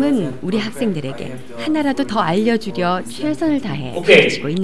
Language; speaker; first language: Korean; native; Korean